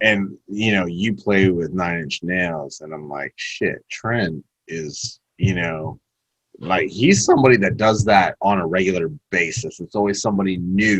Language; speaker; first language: English; native; English